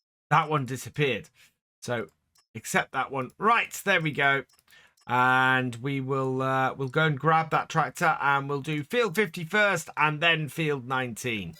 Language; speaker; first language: English; native; English